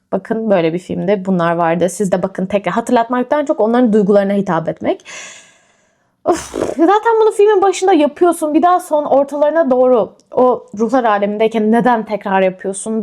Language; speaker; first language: Turkish; native; Turkish